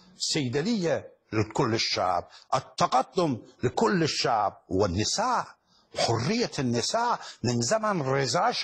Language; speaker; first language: Arabic; non-native, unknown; Persian